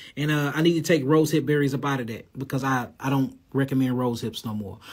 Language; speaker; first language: English; native; English